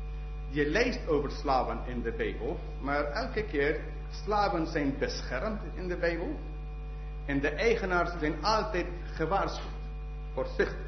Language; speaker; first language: Dutch; non-native, fluent; English